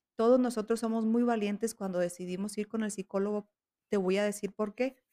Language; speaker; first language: Spanish; native; Spanish